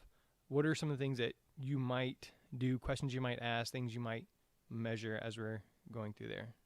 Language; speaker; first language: English; native; English